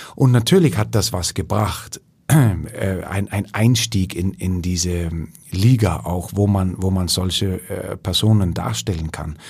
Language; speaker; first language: German; non-native, fluent; Danish